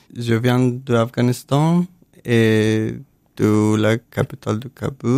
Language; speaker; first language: French; non-native, learner; Persian